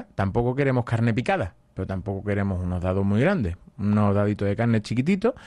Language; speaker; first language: Spanish; native; Spanish